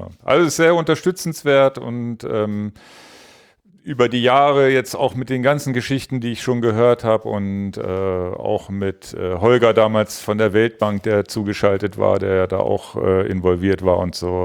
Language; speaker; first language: German; native; German